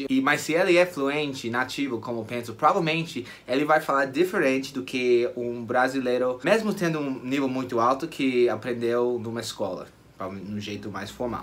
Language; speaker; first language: Portuguese; non-native, fluent; English